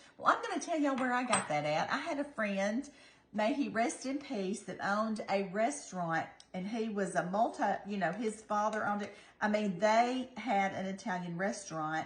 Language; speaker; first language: English; native; English